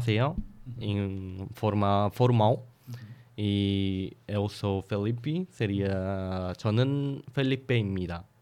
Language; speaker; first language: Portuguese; non-native, fluent; Korean